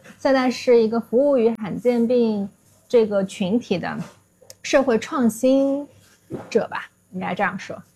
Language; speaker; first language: Chinese; native; Chinese